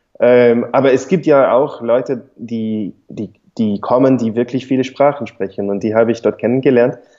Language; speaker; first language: German; non-native, fluent; English